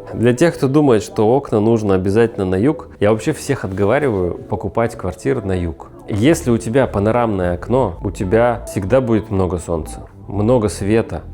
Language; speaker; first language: Russian; native; Russian